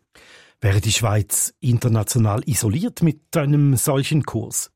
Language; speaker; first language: German; native; German